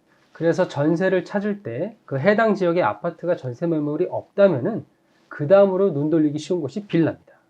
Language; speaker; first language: Korean; native; Korean